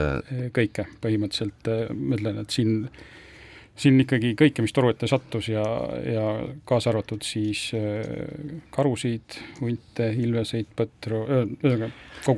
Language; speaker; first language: Estonian; native; Estonian